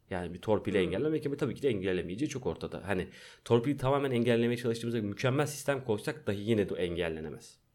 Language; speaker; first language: Turkish; native; Turkish